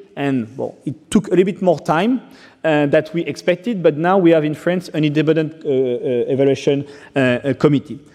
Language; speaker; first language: English; non-native, fluent; French